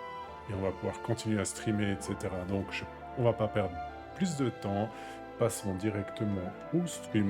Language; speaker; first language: French; native; French